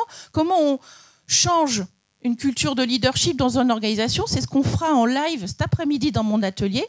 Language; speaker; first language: French; native; French